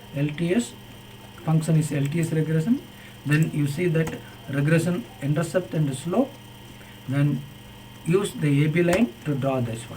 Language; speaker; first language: English; non-native, local second language; Tamil